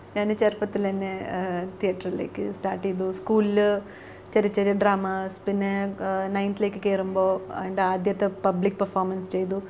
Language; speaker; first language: Malayalam; early bilingual, heritage; Malayalam